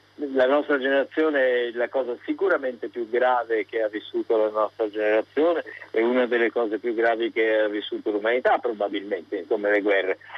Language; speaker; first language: Italian; native; Italian